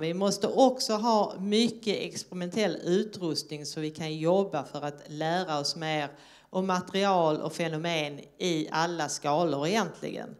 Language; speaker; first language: Swedish; native; Swedish